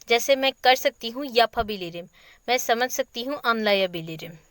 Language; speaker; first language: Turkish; non-native, learner; Urdu